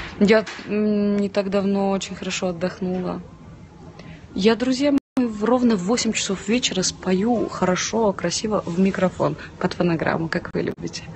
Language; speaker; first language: Russian; non-native, local second language; Ukrainian